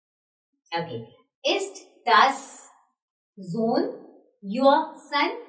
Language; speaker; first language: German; non-native, fluent; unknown